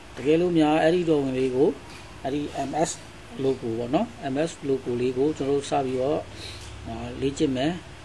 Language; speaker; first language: Burmese; native; Burmese